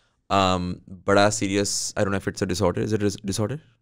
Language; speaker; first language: English; non-native, local second language; Urdu